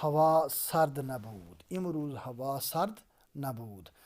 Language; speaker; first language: Persian; non-native, fluent; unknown